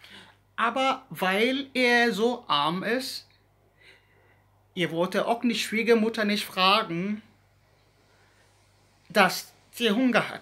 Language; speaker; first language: German; non-native, learner; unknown